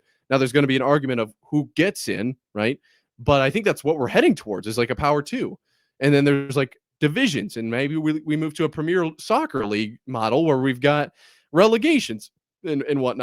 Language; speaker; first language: English; native; English